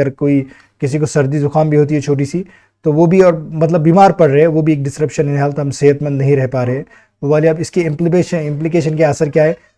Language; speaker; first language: Hindi; native; Hindi